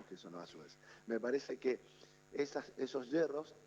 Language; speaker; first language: Spanish; native; Spanish